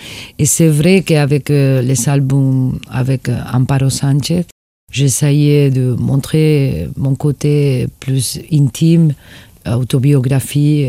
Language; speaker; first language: French; non-native, fluent; Spanish